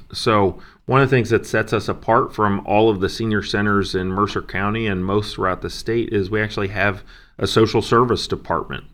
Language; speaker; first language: English; native; English